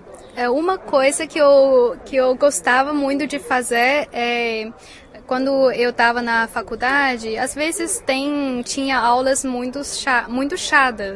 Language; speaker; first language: Portuguese; non-native, fluent; Chinese